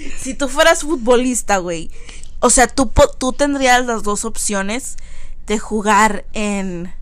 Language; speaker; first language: Spanish; early bilingual, heritage; Spanish